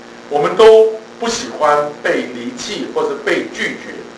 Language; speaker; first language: Chinese; native; Chinese